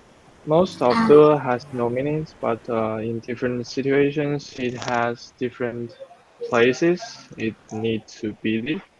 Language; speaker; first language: English; non-native, fluent; Chinese